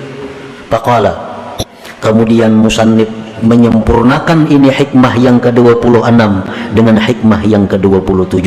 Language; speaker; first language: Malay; non-native, local second language; Banjar